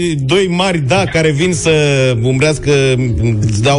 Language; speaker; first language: Romanian; native; Romanian